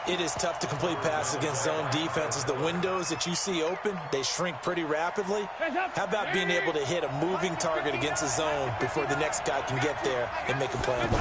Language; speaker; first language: English; native; English